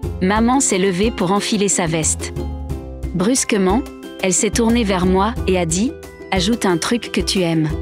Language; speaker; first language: French; non-native, local second language; Arabic